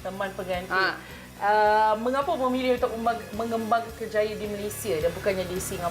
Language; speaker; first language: Malay; native; Malay